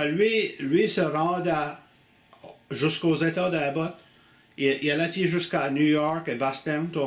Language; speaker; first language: French; native; French